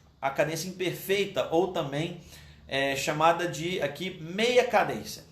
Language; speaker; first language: Portuguese; native; Portuguese